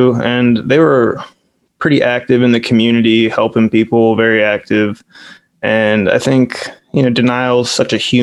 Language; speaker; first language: English; native; English